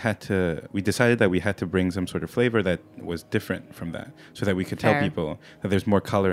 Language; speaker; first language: English; non-native, local second language; Cantonese